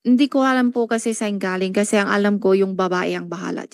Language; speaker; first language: Filipino; non-native, learner; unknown